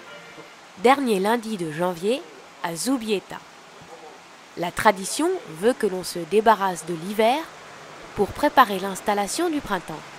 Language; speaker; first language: French; native; French